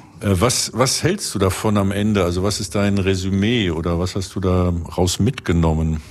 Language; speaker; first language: German; native; German